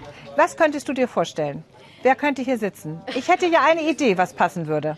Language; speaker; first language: German; native; German